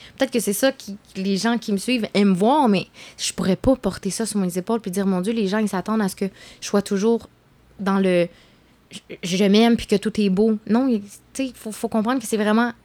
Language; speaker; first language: French; native; French